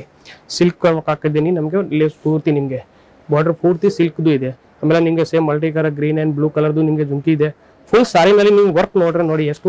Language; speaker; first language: Kannada; non-native, fluent; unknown